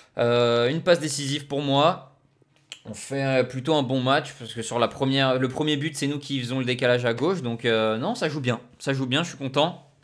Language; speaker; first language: French; native; French